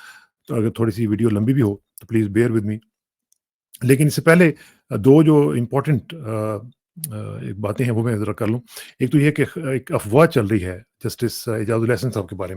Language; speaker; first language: Urdu; native; Urdu